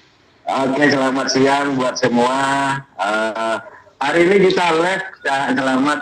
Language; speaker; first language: Indonesian; non-native, local second language; Madurese